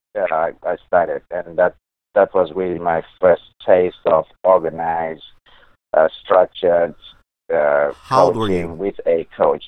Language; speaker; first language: English; non-native, local second language; North Ndebele